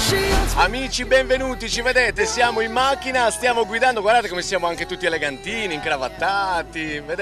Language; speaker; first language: Italian; native; Italian